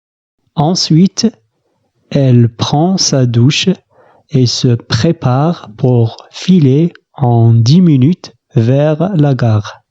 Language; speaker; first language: French; non-native, fluent; Arabic